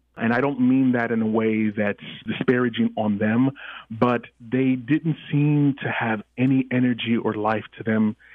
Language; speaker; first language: English; early bilingual, other home language; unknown